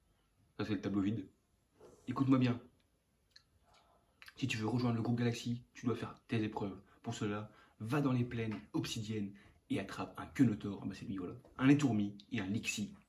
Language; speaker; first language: French; native; French